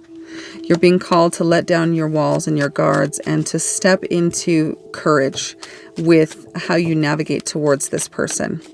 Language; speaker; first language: English; native; English